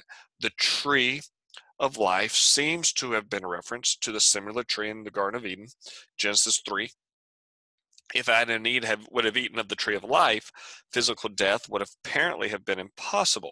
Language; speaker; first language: English; native; English